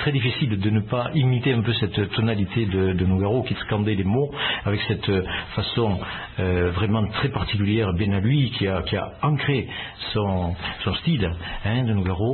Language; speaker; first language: French; native; French